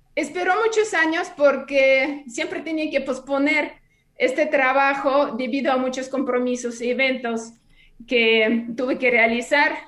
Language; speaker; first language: Spanish; non-native, fluent; Russian